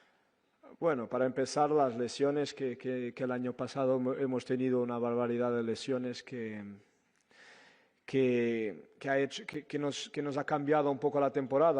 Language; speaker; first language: Spanish; non-native, fluent; Portuguese